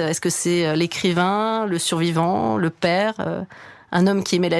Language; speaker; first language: French; native; French